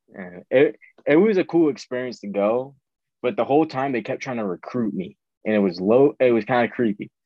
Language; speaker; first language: English; native; English